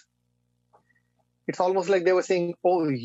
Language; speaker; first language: English; non-native, local second language; Marathi